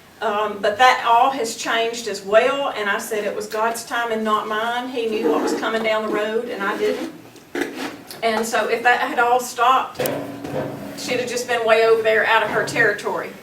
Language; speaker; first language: English; native; English